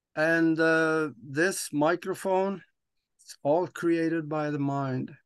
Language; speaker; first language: English; non-native, fluent; Norwegian